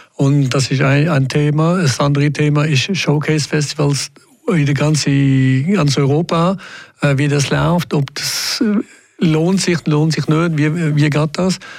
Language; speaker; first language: German; non-native, local second language; French